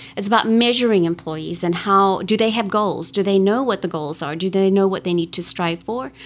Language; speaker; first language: English; native; English